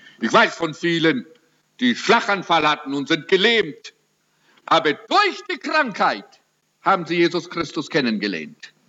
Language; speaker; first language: German; early bilingual, heritage; German